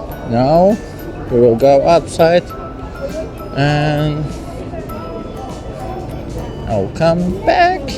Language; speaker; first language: English; non-native, learner; Turkish